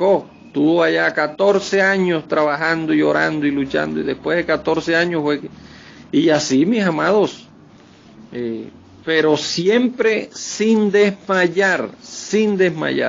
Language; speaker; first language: Spanish; native; Spanish